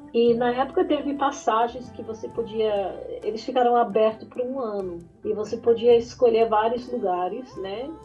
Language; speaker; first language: Portuguese; non-native, fluent; English